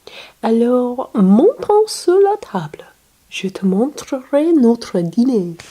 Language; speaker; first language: French; non-native, learner; English